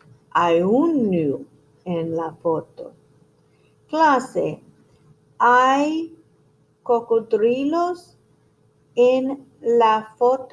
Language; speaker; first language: Spanish; non-native, fluent; English